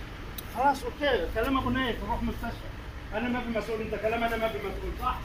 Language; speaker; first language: Arabic; non-native, learner; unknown